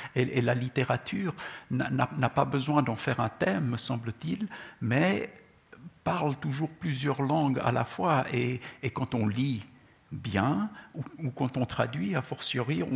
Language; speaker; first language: French; non-native, local second language; Czech